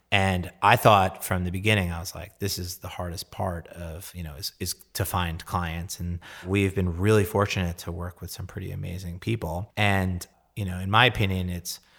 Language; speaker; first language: English; native; English